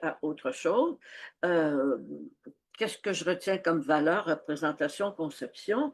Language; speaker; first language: French; native; French